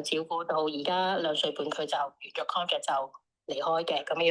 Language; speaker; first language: Cantonese; native; Cantonese